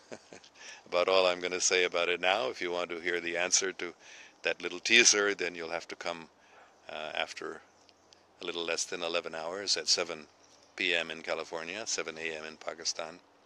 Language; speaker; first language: English; native; English